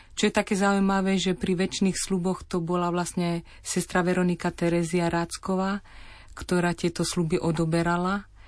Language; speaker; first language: Slovak; native; Slovak